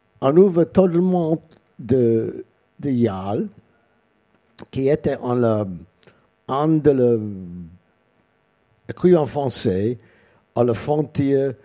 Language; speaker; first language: French; non-native, learner; English